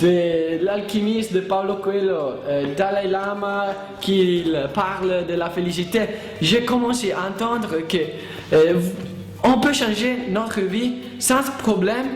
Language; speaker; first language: French; non-native, learner; Italian